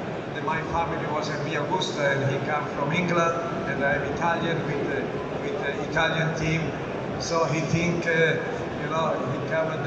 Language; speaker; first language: English; non-native, learner; Italian